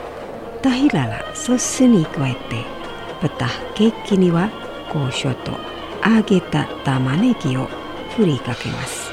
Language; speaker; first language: Japanese; non-native, fluent; Indonesian